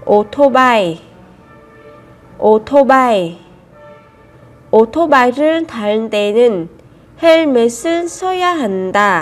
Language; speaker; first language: Korean; non-native, fluent; Vietnamese